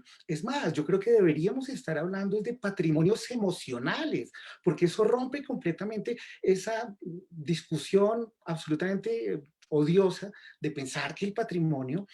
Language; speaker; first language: Spanish; native; Spanish